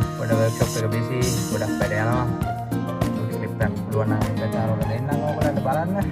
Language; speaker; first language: Sinhala; native; Sinhala